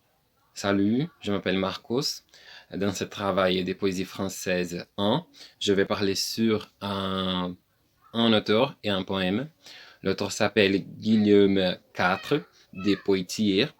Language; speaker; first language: French; non-native, learner; Portuguese